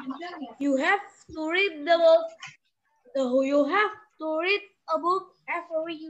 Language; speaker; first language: English; non-native, fluent; Indonesian